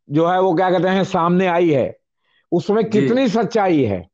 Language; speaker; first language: Hindi; native; Hindi